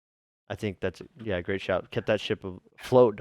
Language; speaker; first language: English; native; English